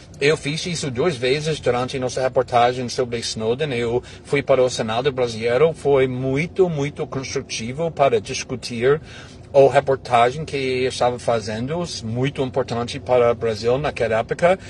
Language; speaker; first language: Portuguese; non-native, fluent; English